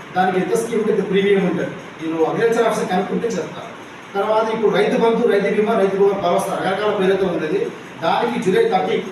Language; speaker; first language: Telugu; native; Telugu